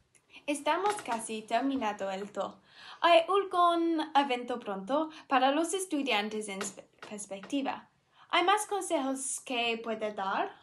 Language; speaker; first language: Spanish; non-native, learner; English